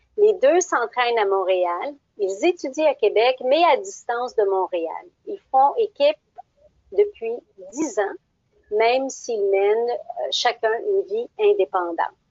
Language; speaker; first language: French; native; French